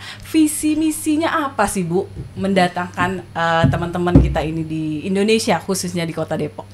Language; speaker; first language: Indonesian; native; Indonesian